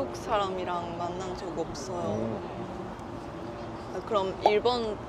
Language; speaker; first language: Korean; non-native, learner; Japanese